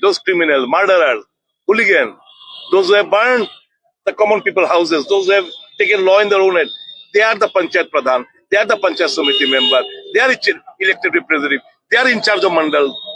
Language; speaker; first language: English; non-native, local second language; Bangla